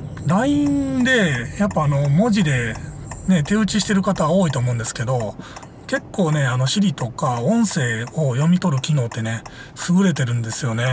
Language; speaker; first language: Japanese; native; Japanese